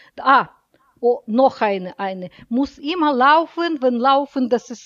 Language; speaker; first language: German; non-native, learner; Russian